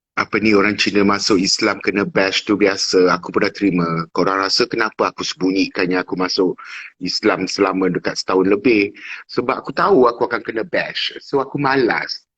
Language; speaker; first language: Malay; non-native, fluent; English